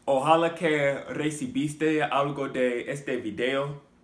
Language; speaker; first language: Spanish; non-native, learner; English